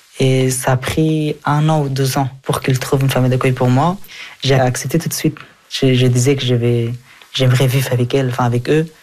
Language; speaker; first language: French; early bilingual, other home language; Hazaragi